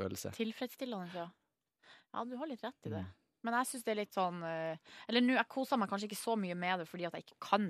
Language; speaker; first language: Norwegian; native; Norwegian